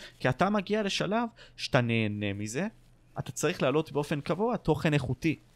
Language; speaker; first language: Hebrew; native; Hebrew